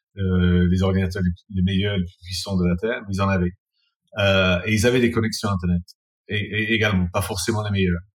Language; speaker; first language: French; non-native, fluent; English